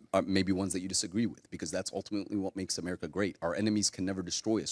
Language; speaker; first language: English; native; English